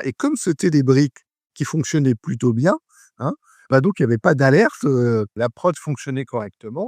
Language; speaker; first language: French; native; French